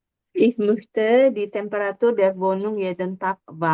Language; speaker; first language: German; non-native, learner; Indonesian